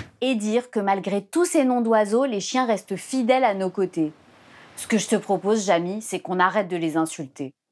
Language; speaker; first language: French; native; French